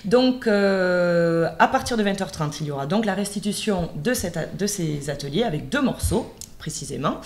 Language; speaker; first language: French; native; French